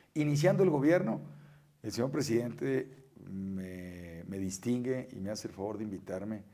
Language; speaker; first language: Spanish; native; Spanish